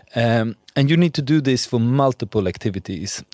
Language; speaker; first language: English; non-native, fluent; Swedish